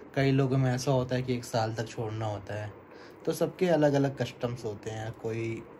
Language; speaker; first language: Hindi; native; Hindi